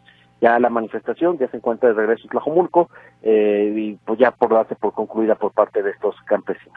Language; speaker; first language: Spanish; native; Spanish